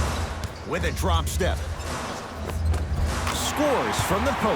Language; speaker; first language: English; native; English